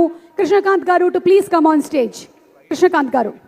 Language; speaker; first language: Telugu; native; Telugu